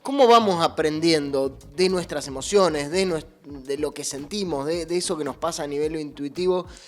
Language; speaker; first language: Spanish; native; Spanish